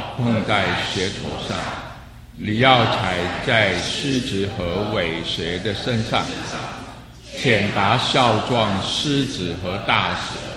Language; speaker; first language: Chinese; non-native, local second language; Cantonese